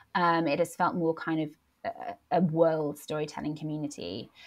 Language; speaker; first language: English; native; English